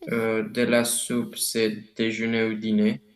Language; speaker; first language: French; non-native, learner; Romanian